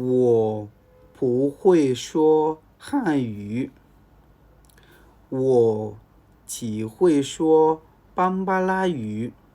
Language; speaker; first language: Chinese; non-native, learner; Bambara